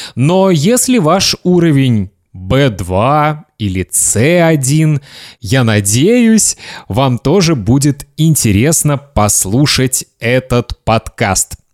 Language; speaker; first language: Russian; native; Russian